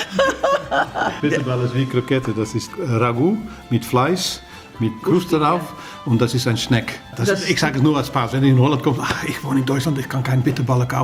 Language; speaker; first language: German; non-native, learner; Dutch